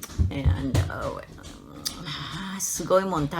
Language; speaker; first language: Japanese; native; Japanese